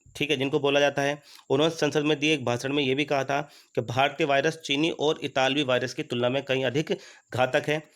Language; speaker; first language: Hindi; native; Hindi